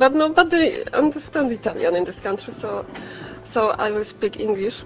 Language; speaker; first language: English; non-native, learner; Italian